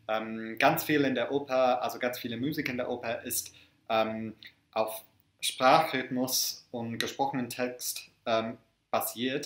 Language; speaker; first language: German; non-native, fluent; English